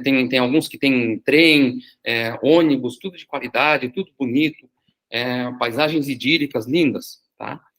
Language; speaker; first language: Portuguese; early bilingual, other home language; Arabic